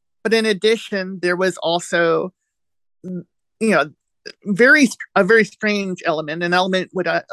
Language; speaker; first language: English; native; English